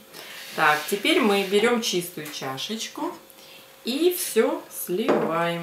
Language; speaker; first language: Russian; native; Russian